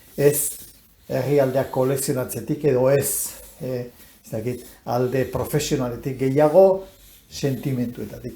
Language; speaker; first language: Basque; native; Basque